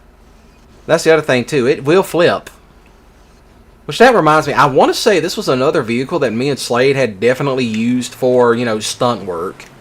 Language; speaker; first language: English; native; English